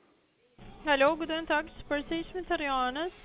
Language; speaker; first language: German; non-native, learner; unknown